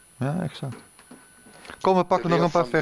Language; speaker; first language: Dutch; native; Dutch